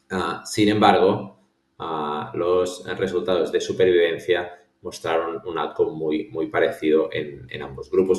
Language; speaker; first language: Spanish; native; Spanish